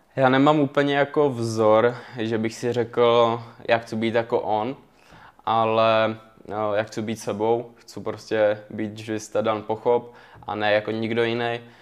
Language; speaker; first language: Czech; native; Czech